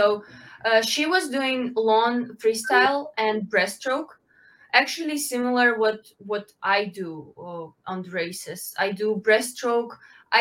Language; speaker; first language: English; non-native, fluent; Ukrainian